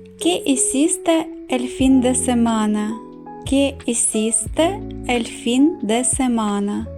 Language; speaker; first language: Spanish; non-native, fluent; Ukrainian